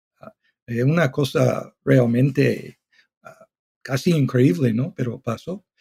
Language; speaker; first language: Spanish; non-native, fluent; English